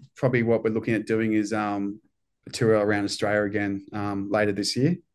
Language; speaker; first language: English; native; English